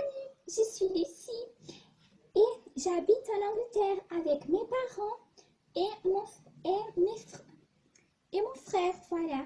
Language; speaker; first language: French; non-native, fluent; Portuguese